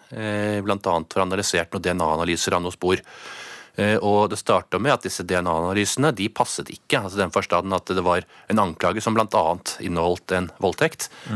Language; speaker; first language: Norwegian; native; Norwegian